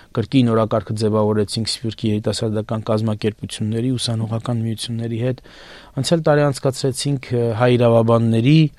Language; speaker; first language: Armenian; native; Armenian